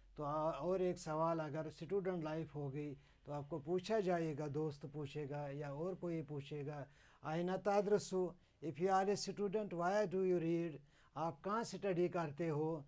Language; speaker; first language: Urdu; non-native, local second language; Kashmiri